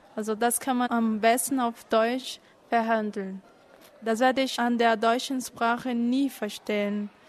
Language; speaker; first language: German; non-native, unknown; Portuguese